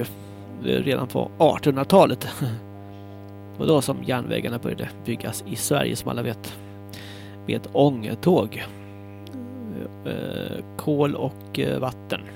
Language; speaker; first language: Swedish; native; Swedish